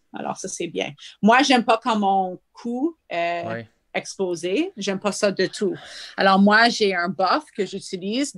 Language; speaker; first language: French; native; French